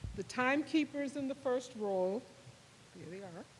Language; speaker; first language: English; native; English